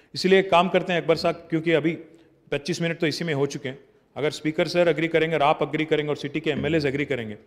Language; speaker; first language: Hindi; non-native, local second language; Telugu